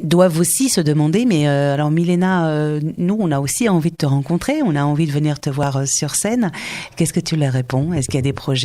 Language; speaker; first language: French; native; French